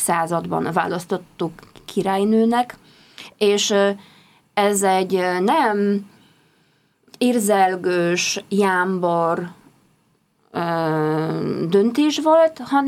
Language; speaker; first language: Hungarian; non-native, fluent; Polish